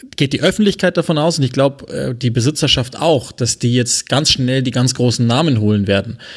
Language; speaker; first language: German; non-native, fluent; French